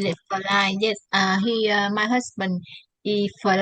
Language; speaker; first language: English; non-native, learner; Vietnamese